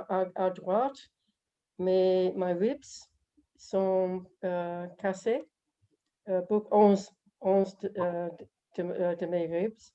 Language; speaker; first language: French; non-native, learner; English